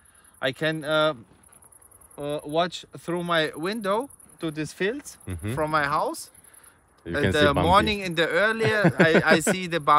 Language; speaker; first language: English; non-native, learner; Russian